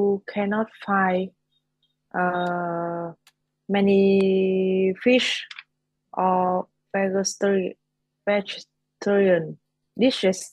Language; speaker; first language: English; non-native, learner; Vietnamese